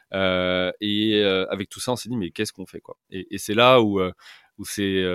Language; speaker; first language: French; native; French